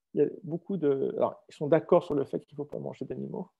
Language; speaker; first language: French; native; French